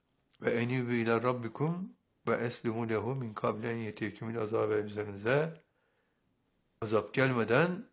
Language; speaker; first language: Turkish; native; Turkish